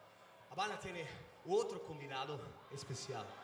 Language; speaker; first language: Portuguese; non-native, learner; Italian